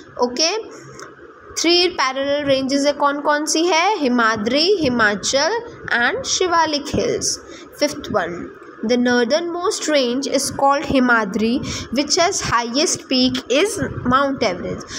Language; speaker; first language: Hindi; native; Hindi